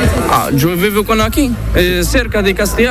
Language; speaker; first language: Spanish; non-native, learner; Arabic